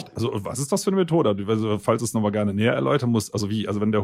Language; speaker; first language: German; native; German